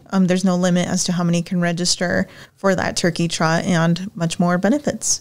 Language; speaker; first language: English; native; English